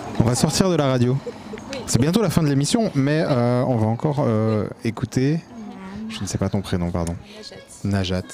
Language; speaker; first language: French; native; French